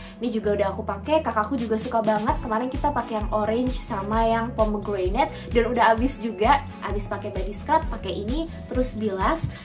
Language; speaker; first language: Indonesian; native; Indonesian